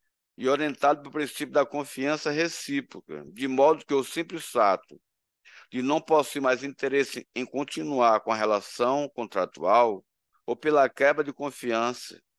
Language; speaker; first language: Portuguese; native; Portuguese